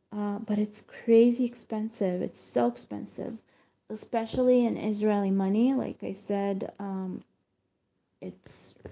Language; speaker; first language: English; non-native, fluent; Hebrew